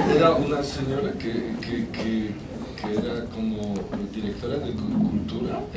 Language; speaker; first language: Spanish; non-native, fluent; Polish